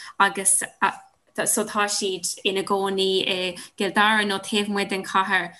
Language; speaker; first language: Irish; non-native, local second language; English